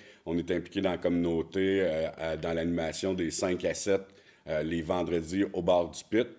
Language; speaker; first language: French; native; French